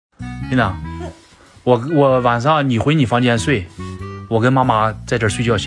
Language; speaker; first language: Chinese; native; Chinese